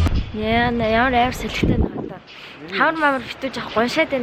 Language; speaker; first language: Mongolian; native; Mongolian